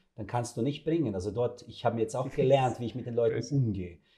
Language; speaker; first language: German; non-native, fluent; Serbian